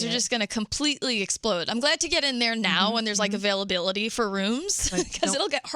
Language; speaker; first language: English; native; English